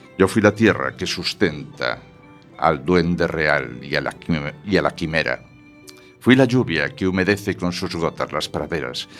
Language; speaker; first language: Spanish; native; Spanish